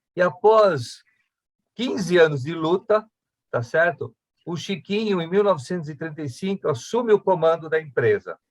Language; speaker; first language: Portuguese; early bilingual, other home language; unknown